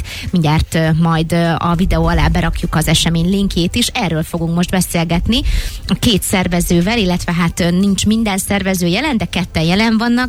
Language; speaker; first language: Hungarian; native; Hungarian